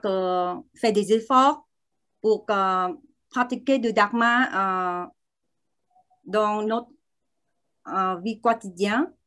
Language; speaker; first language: French; non-native, learner; Vietnamese